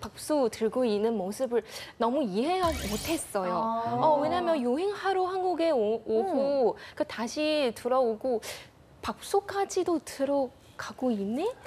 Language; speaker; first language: Korean; non-native, fluent; Chinese